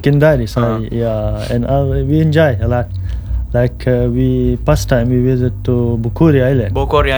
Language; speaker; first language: English; non-native, local second language; Pashto